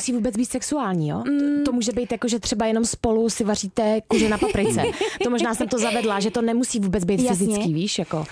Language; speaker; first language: Czech; native; Czech